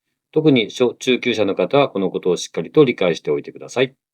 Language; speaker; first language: Japanese; native; Japanese